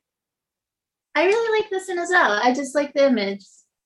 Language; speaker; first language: English; native; English